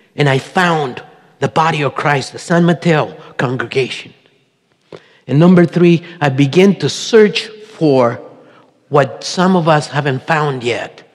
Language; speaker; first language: English; early bilingual, other home language; Spanish